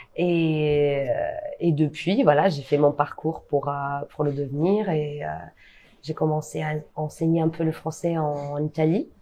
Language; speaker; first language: French; non-native, fluent; Italian